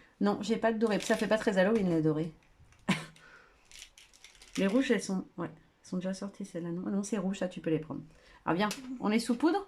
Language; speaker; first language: French; native; French